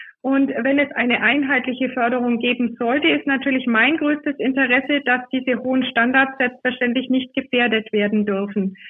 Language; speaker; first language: German; native; German